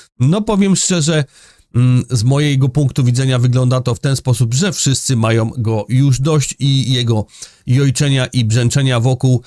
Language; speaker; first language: Polish; native; Polish